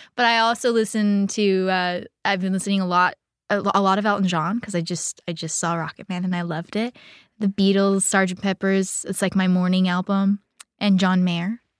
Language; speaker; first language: English; native; English